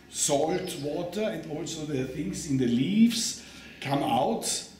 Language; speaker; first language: English; non-native, learner; German